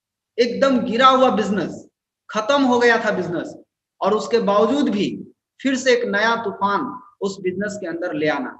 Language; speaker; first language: Hindi; native; Hindi